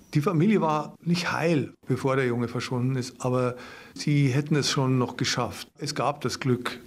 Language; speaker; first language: German; native; German